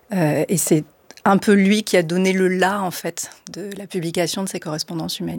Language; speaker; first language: French; native; French